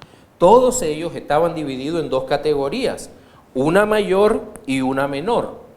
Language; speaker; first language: Spanish; native; Spanish